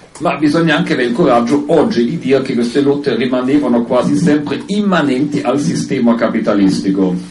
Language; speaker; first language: Italian; non-native, fluent; German